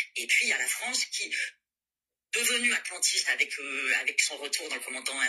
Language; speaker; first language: French; native; French